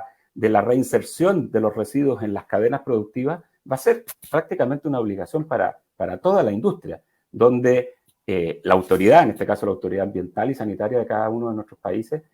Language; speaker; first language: Spanish; native; Spanish